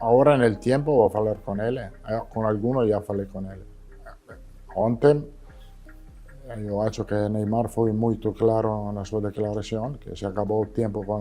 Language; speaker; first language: Portuguese; non-native, learner; Italian